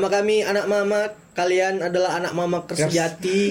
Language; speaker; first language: Indonesian; native; Indonesian